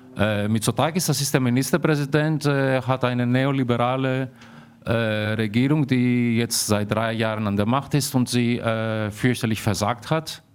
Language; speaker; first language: German; early bilingual, heritage; German